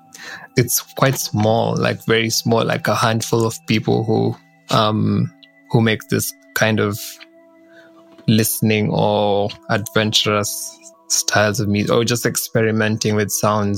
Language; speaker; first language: English; non-native, local second language; Kikuyu